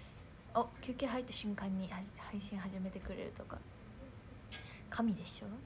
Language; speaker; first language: Japanese; native; Japanese